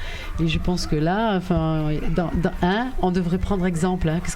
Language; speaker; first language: French; native; French